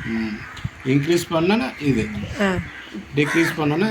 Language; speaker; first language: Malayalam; non-native, learner; Tamil